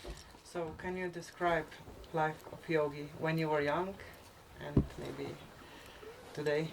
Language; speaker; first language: English; non-native, fluent; Slovenian